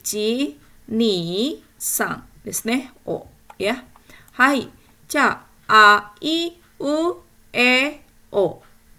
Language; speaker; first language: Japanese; non-native, fluent; Indonesian